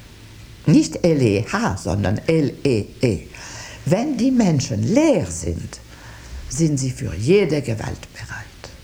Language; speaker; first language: German; non-native, local second language; French